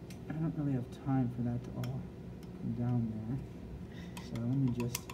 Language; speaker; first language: English; native; English